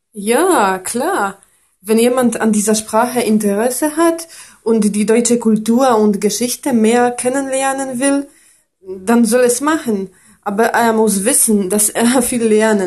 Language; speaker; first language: German; non-native, fluent; Polish